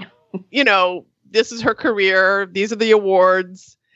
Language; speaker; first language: English; native; English